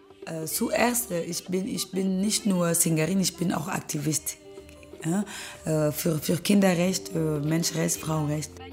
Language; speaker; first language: German; non-native, learner; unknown